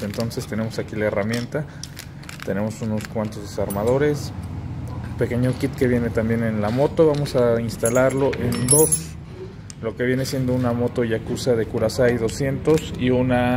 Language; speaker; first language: Spanish; native; Spanish